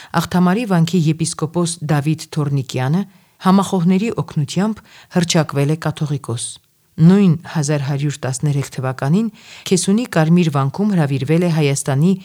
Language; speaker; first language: Armenian; native; Armenian